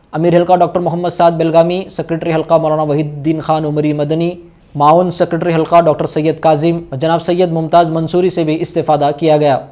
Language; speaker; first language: Urdu; native; Urdu